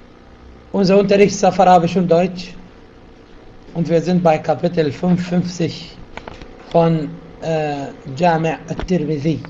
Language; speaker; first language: German; non-native, fluent; Arabic